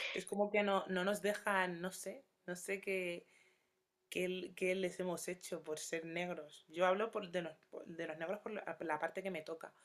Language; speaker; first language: Spanish; early bilingual, other home language; Yoruba